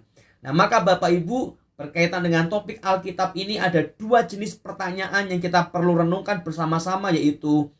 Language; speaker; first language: Indonesian; native; Indonesian